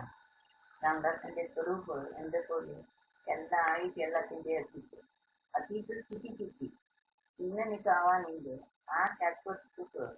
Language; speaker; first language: Malayalam; non-native, local second language; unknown